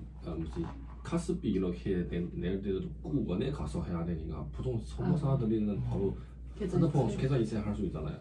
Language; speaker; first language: Korean; non-native, learner; Chinese